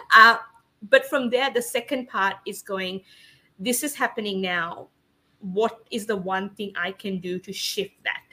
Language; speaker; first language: English; non-native, local second language; Sinhala